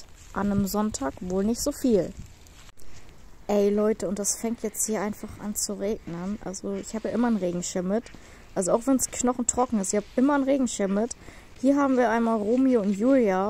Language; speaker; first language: German; native; German